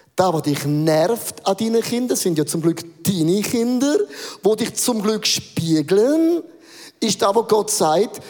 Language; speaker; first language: German; native; German